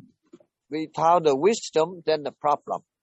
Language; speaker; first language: English; non-native, learner; Vietnamese